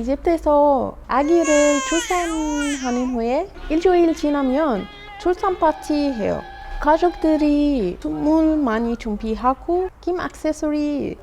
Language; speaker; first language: Korean; non-native, learner; Arabic